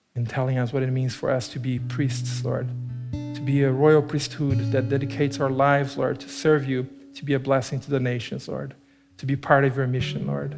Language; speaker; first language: English; non-native, fluent; Portuguese